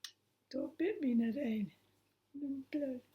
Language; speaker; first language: German; non-native, local second language; Low German